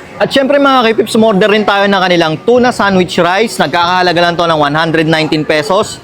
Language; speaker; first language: Filipino; native; Filipino